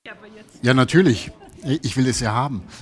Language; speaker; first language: German; native; German